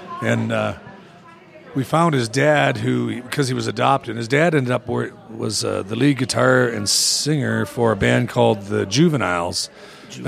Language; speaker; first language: English; native; English